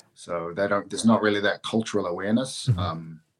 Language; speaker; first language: English; native; English